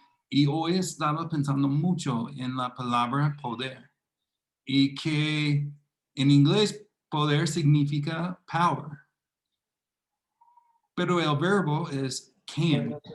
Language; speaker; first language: Spanish; non-native, fluent; English